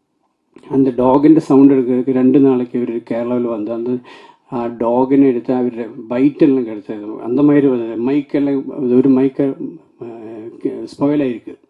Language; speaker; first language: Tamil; non-native, learner; Malayalam